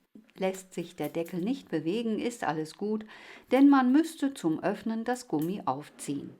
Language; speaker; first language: German; native; German